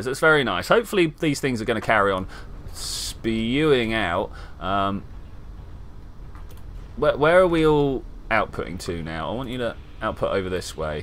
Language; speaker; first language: English; native; English